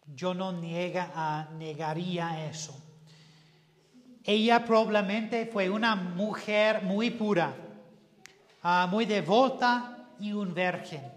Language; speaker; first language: Spanish; non-native, fluent; English